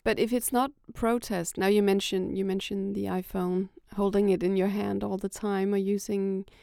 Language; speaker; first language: English; non-native, fluent; Danish